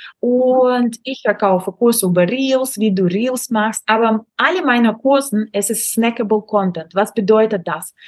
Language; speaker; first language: German; non-native, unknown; Russian